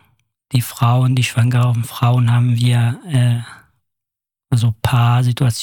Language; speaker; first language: German; non-native, fluent; Kurdish